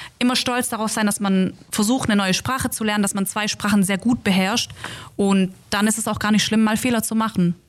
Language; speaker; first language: German; native; German